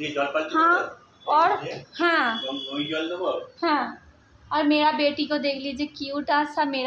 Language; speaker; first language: Hindi; non-native, local second language; Bangla